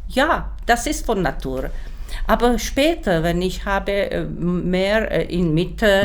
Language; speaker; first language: German; non-native, learner; Czech